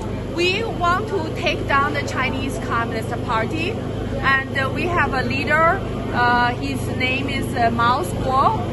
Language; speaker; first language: English; non-native, fluent; Chinese